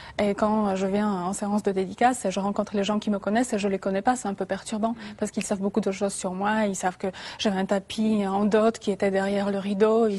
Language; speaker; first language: French; non-native, fluent; Polish